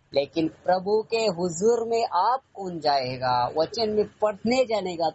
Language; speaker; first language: Hindi; non-native, local second language; Kannada